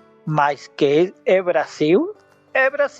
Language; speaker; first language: Portuguese; non-native, learner; Spanish